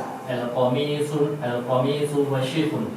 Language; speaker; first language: Arabic; non-native, learner; Indonesian